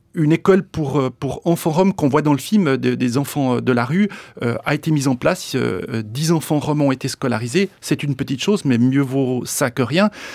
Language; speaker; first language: French; early bilingual, other home language; Spanish